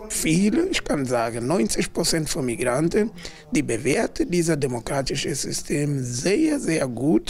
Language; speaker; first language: German; non-native, fluent; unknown